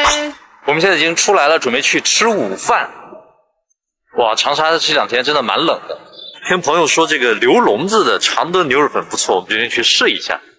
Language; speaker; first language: Chinese; native; Chinese